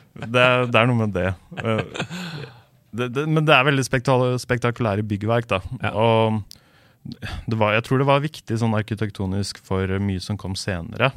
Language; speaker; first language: Norwegian; native; Norwegian